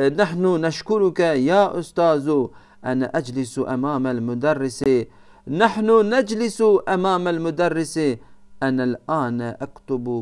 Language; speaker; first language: Arabic; non-native, fluent; Turkish